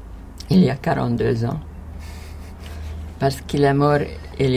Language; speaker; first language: French; non-native, fluent; Hungarian